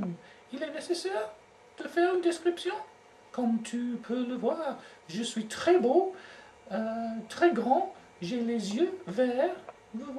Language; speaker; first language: French; non-native, learner; English